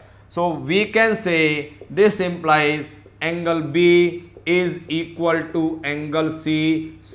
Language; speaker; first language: English; non-native, local second language; Hindi